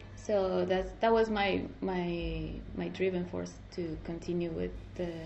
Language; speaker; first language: English; non-native, fluent; Spanish